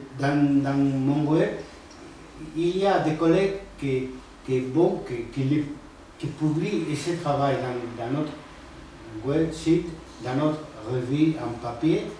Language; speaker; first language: French; non-native, fluent; Spanish